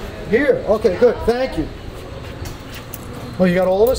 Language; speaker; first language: English; native; English